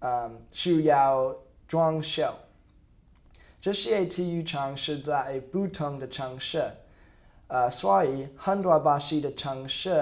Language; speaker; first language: Chinese; non-native, learner; English